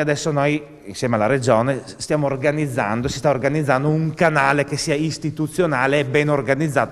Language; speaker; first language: Italian; native; Italian